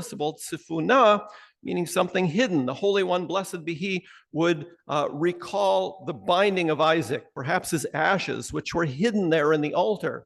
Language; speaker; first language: English; native; English